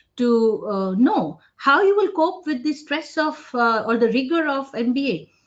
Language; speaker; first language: English; non-native, local second language; Hindi